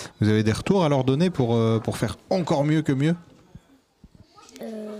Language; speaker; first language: French; native; French